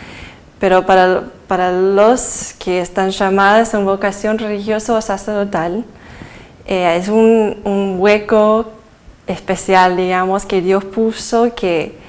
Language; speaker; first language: Spanish; early bilingual, heritage; Spanish